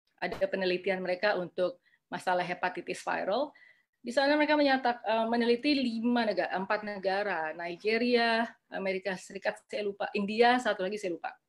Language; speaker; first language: Indonesian; native; Indonesian